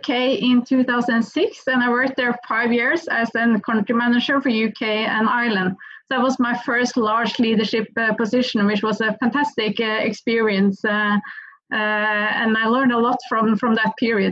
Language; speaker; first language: English; non-native, fluent; Norwegian